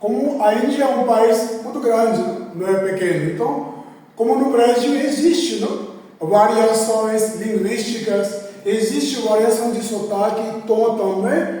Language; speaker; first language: Portuguese; non-native, fluent; Hindi